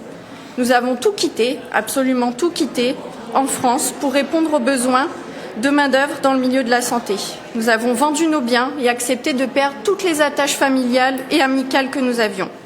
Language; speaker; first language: French; native; French